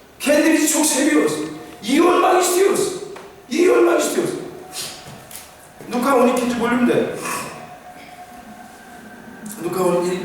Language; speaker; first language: Turkish; non-native, fluent; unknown